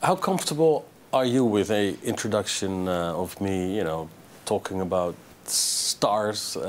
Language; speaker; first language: English; non-native, fluent; Dutch